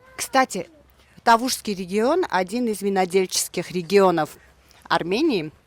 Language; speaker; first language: Russian; non-native, local second language; Armenian